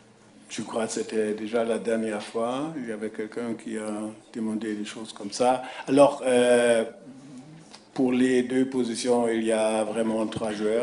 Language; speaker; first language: French; non-native, fluent; German